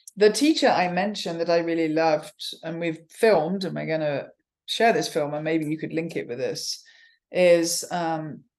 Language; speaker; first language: English; native; English